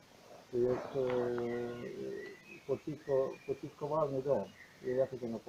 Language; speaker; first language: Polish; non-native, learner; Croatian